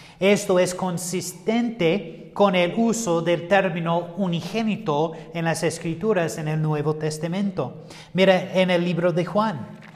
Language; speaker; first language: Spanish; non-native, fluent; English